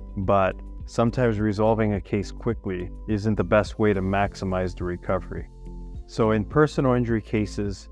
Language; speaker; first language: English; native; English